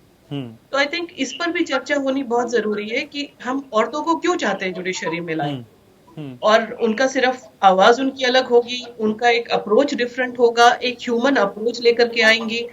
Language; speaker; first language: Hindi; native; Hindi